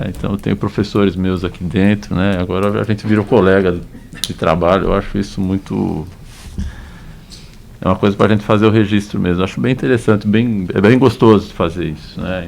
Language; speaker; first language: Portuguese; native; Portuguese